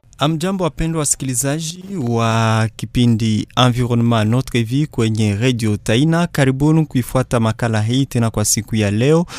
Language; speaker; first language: Swahili; native; Swahili